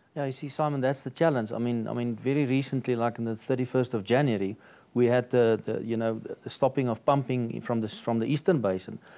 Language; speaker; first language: English; non-native, local second language; Afrikaans